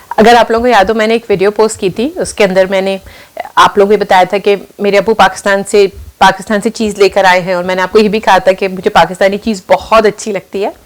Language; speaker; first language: Urdu; native; Urdu